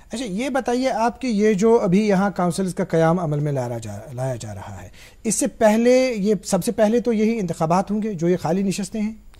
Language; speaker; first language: Hindi; non-native, local second language; Kashmiri